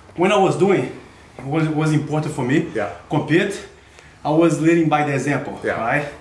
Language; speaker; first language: English; non-native, learner; Portuguese